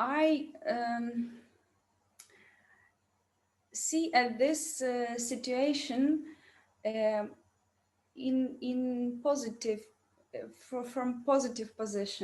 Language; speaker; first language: English; non-native, learner; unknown